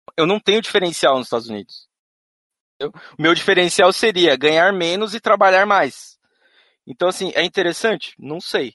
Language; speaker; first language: Portuguese; native; Portuguese